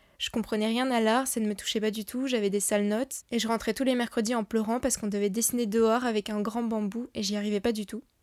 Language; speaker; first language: French; native; French